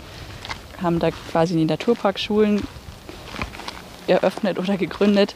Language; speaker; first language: German; native; German